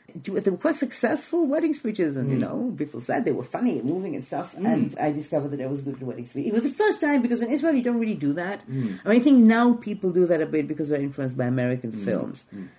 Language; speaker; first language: English; non-native, fluent; Hebrew